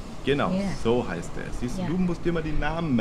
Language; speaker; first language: German; native; German